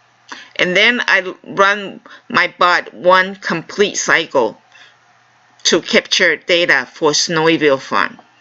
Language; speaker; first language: English; non-native, fluent; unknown